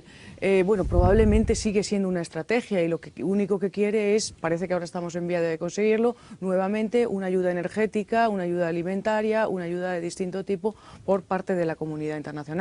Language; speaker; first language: Spanish; native; Spanish